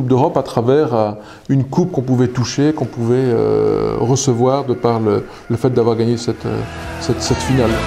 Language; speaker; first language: French; native; French